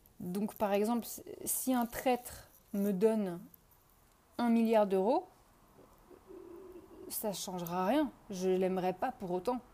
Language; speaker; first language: French; native; French